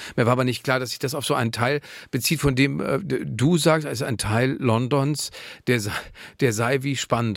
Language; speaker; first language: German; native; German